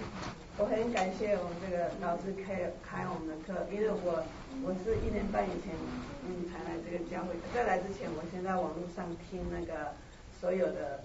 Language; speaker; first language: Chinese; native; Chinese